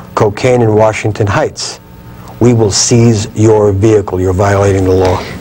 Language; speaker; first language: English; native; English